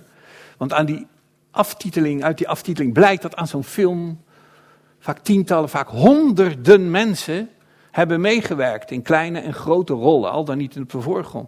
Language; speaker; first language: Dutch; native; Dutch